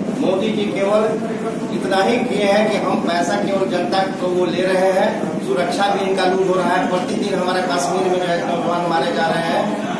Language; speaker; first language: Hindi; native; Hindi